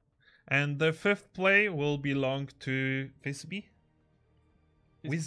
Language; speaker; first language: English; non-native, fluent; Polish